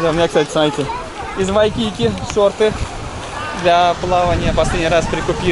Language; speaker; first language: Russian; native; Russian